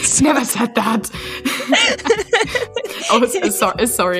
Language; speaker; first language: English; non-native, fluent; German